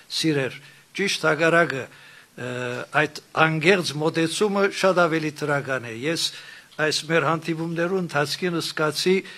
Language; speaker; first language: Armenian; native; Armenian